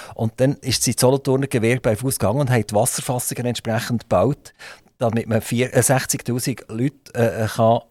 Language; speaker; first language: German; native; German